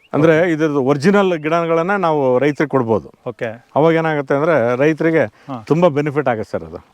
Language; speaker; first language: Kannada; native; Kannada